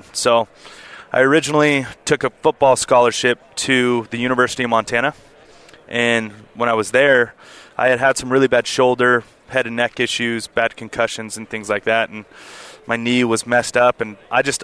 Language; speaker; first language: English; native; English